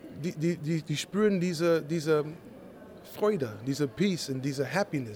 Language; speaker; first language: German; non-native, learner; English